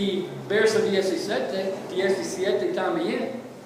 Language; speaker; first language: Spanish; non-native, learner; English